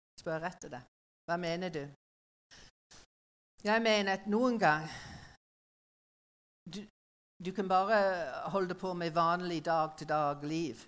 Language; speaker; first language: Norwegian; non-native, learner; English